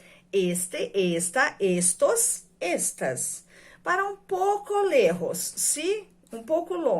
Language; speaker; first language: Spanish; non-native, fluent; Portuguese